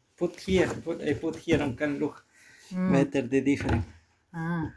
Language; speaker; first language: English; non-native, learner; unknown